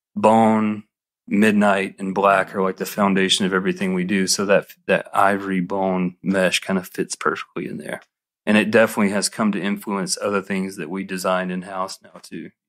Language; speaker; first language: English; native; English